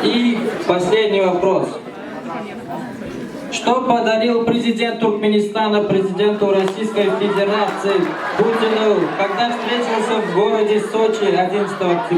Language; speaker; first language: Russian; non-native, fluent; Turkmen